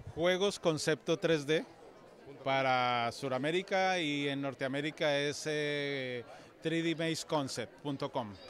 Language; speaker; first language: Spanish; native; Spanish